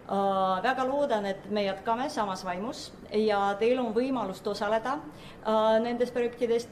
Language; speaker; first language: Estonian; non-native, fluent; Russian